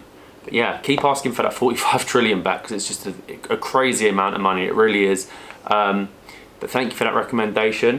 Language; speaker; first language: English; native; English